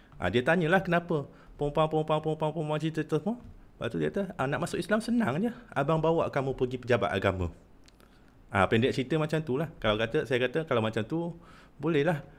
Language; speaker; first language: Malay; non-native, local second language; Chinese